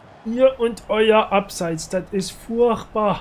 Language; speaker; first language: German; native; German